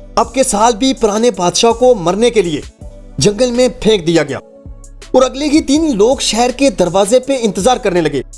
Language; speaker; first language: Urdu; native; Urdu